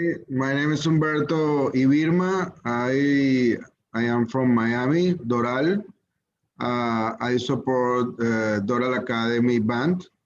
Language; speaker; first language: English; non-native, learner; Spanish